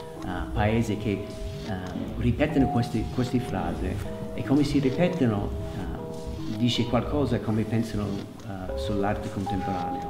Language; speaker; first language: Italian; non-native, learner; English